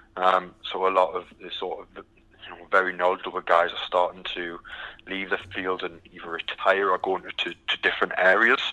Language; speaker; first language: English; native; English